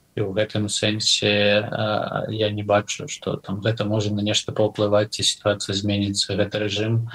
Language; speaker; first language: Belarusian; non-native, local second language; Russian